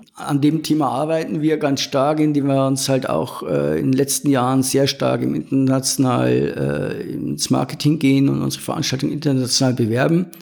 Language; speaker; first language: German; native; German